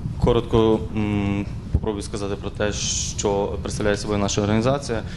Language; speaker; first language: Ukrainian; native; Ukrainian